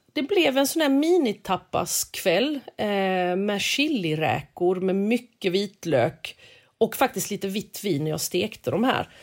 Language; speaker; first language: Swedish; early bilingual, other home language; Korean